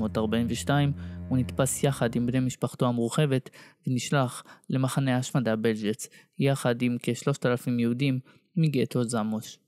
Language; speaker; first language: Hebrew; native; Hebrew